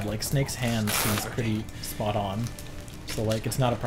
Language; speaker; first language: English; native; English